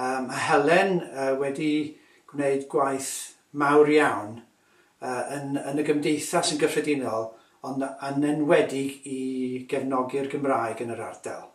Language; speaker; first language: Welsh; native; Welsh